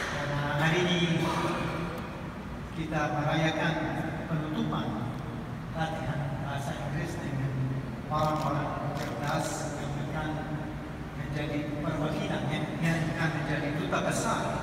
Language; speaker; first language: Indonesian; non-native, fluent; English